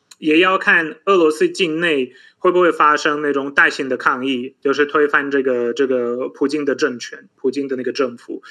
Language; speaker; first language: Chinese; non-native, fluent; Polish